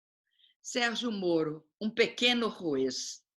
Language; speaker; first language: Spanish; non-native, learner; Portuguese